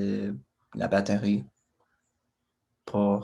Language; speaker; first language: French; non-native, learner; English